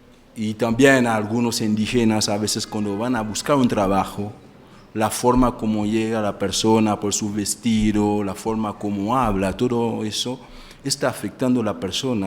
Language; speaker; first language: Spanish; non-native, fluent; Haitian Creole